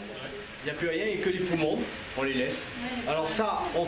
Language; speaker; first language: French; native; French